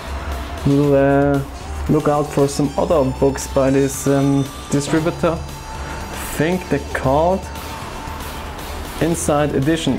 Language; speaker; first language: English; non-native, fluent; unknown